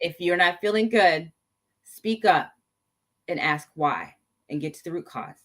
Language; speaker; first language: English; native; English